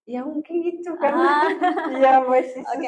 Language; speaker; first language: Indonesian; non-native, fluent; Malagasy